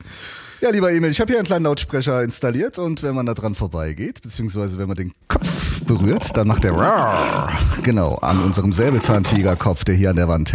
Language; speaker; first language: German; native; German